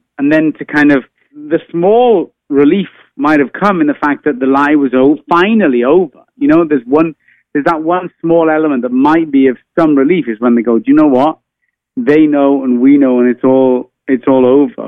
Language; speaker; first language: English; native; English